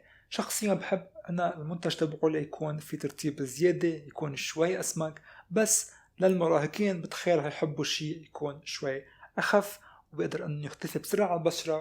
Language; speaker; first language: Arabic; native; Arabic